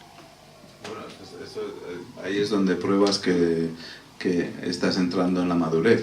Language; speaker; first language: Spanish; native; Spanish